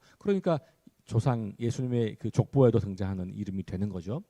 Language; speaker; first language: Korean; native; Korean